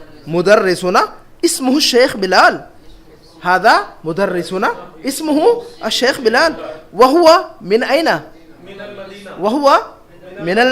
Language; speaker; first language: Arabic; non-native, fluent; Urdu